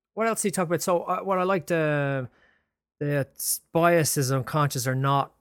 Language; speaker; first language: English; native; English